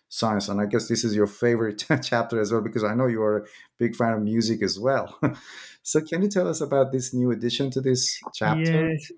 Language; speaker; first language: English; non-native, fluent; Persian